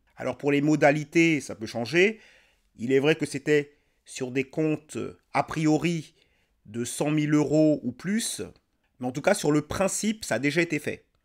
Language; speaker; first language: French; native; French